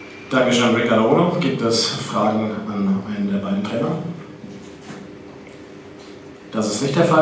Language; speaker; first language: German; native; German